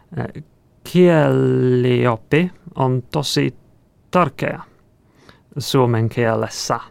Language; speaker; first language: Finnish; non-native, learner; English